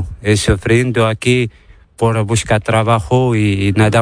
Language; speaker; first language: Spanish; non-native, learner; Arabic